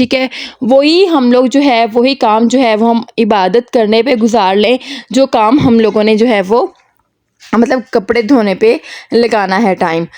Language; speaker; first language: Urdu; non-native, local second language; Punjabi